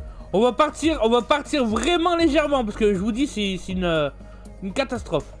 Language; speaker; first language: French; native; French